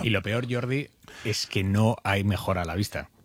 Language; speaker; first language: Spanish; native; Spanish